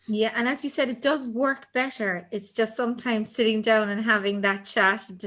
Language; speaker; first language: English; native; English